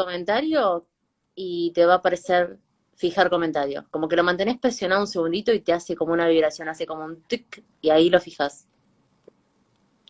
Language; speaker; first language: Spanish; native; Spanish